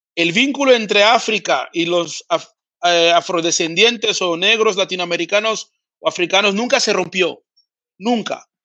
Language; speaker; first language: Spanish; early bilingual, other home language; Fang